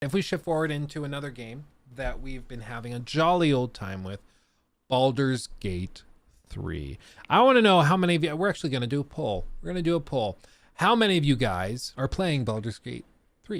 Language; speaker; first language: English; native; English